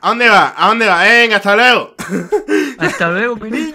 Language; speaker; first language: Spanish; native; Spanish